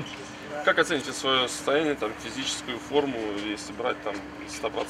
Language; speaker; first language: Russian; native; Russian